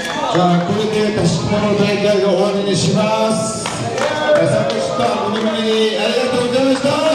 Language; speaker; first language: Japanese; non-native, fluent; Korean